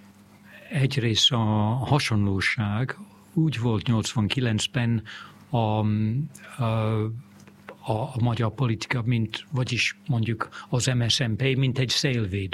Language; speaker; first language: Hungarian; non-native, fluent; English